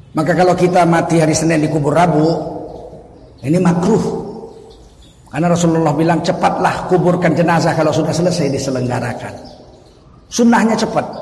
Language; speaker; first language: Indonesian; native; Indonesian